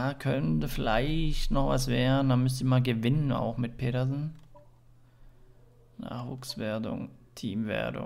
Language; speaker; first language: German; native; German